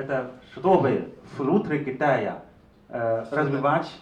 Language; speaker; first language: Russian; non-native, learner; Chinese